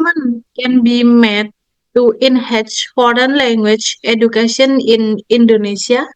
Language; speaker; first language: English; non-native, learner; Indonesian